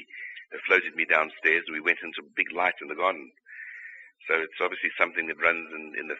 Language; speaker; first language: English; native; English